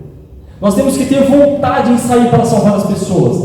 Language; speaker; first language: Portuguese; native; Portuguese